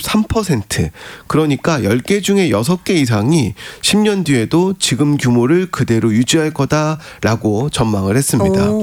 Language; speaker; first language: Korean; native; Korean